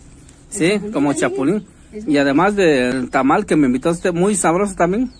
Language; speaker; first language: Spanish; native; Spanish